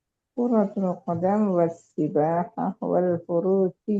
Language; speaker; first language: Arabic; non-native, learner; Indonesian